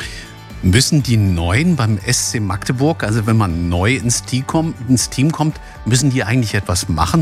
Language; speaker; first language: German; native; German